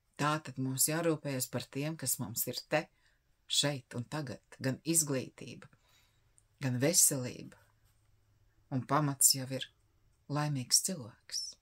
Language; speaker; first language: Latvian; native; Latvian